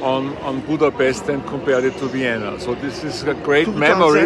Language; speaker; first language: English; non-native, fluent; German